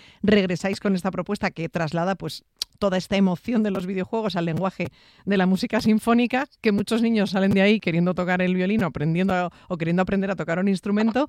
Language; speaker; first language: Spanish; native; Spanish